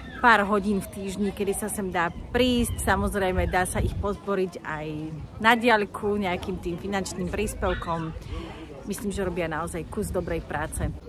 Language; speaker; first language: Slovak; native; Slovak